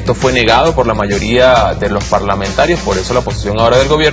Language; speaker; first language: Spanish; native; Spanish